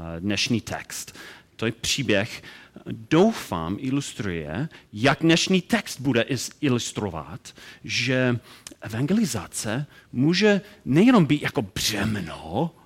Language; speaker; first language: Czech; non-native, learner; English